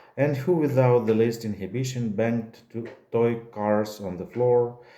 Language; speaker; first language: English; non-native, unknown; Ukrainian